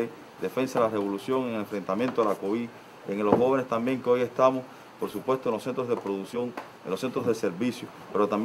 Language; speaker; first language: Spanish; native; Spanish